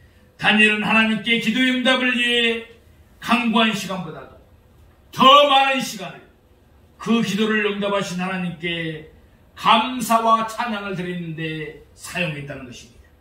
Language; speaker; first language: Korean; native; Korean